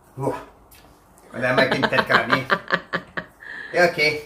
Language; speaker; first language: Thai; non-native, learner; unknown